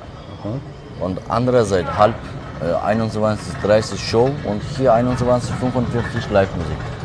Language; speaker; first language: German; non-native, learner; Turkish